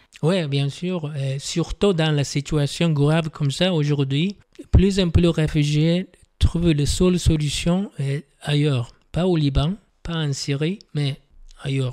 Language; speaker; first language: French; non-native, fluent; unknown